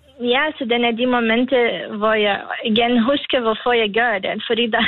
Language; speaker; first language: Danish; non-native, learner; Lithuanian